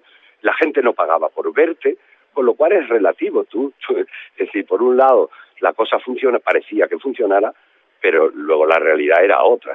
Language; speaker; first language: Spanish; native; Spanish